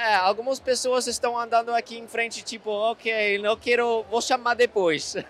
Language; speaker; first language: Portuguese; non-native, fluent; English